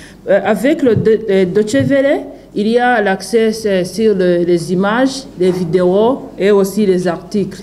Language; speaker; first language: French; non-native, fluent; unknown